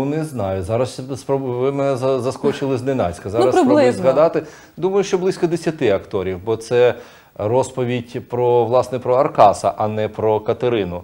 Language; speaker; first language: Ukrainian; non-native, local second language; Russian